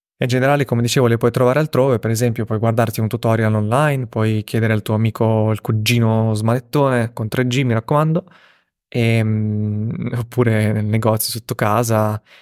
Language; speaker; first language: Italian; early bilingual, other home language; Russian